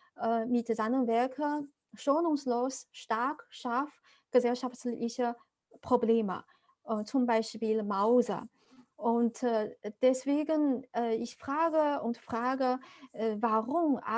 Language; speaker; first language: German; non-native, fluent; Chinese